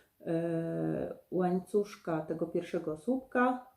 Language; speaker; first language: Polish; native; Polish